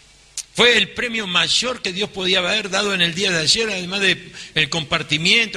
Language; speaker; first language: Spanish; native; Spanish